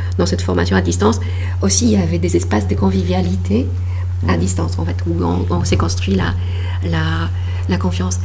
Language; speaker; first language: French; non-native, fluent; Polish